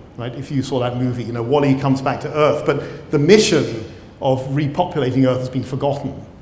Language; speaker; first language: English; native; English